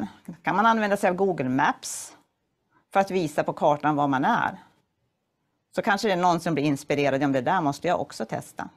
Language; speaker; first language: Swedish; native; Swedish